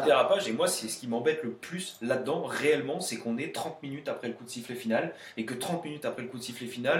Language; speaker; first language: French; native; French